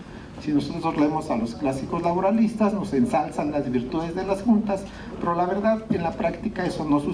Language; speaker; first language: Spanish; native; Spanish